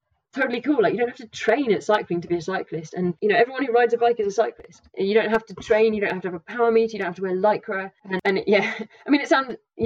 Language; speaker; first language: English; native; English